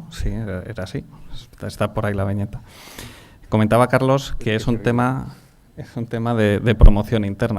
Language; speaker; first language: Spanish; native; Spanish